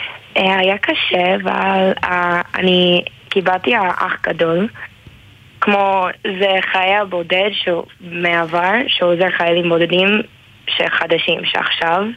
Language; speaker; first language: Hebrew; non-native, learner; English